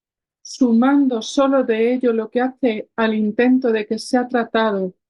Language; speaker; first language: Spanish; native; Spanish